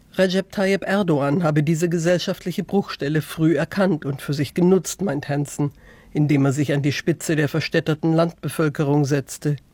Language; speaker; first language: German; native; German